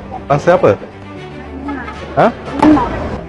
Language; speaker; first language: Malay; native; Malay